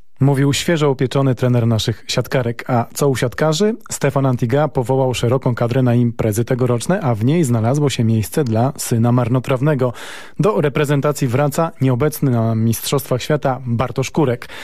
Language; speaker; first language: Polish; native; Polish